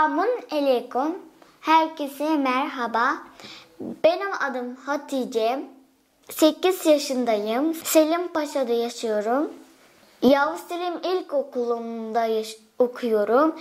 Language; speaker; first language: Turkish; early bilingual, other home language; Uyghur